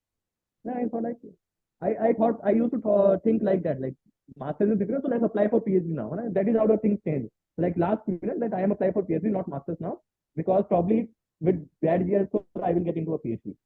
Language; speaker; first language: English; non-native, local second language; Hindi